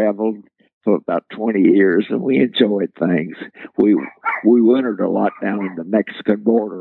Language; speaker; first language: English; native; English